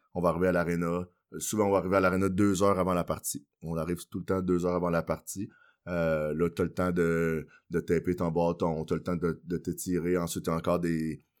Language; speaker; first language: French; early bilingual, other home language; Haitian Creole